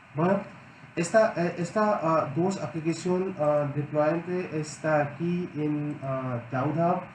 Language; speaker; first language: Spanish; non-native, learner; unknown